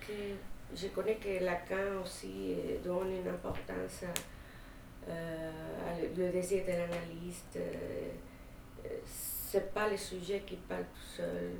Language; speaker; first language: French; non-native, fluent; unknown